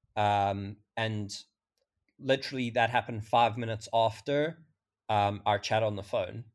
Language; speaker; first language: English; native; English